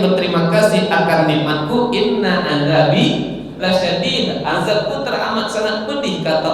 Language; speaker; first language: Malay; native; Malay